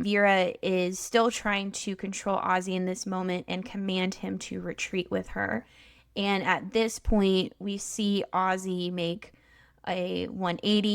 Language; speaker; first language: English; native; English